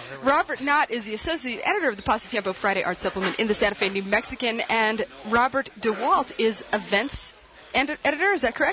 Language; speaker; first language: English; native; English